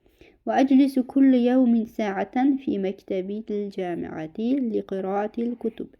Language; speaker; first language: Arabic; non-native, fluent; Uzbek